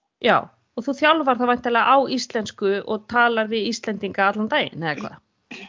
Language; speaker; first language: Icelandic; native; Icelandic